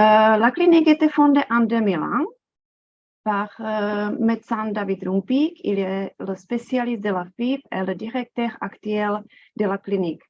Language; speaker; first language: French; non-native, fluent; Czech